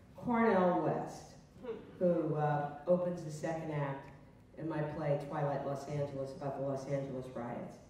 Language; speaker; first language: English; native; English